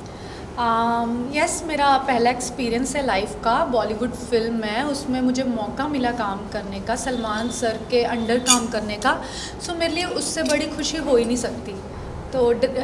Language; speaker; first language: Hindi; non-native, local second language; Punjabi